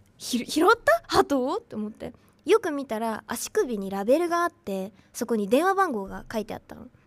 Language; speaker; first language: Japanese; native; Japanese